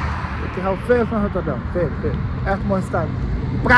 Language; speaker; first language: Dutch; non-native, learner; Portuguese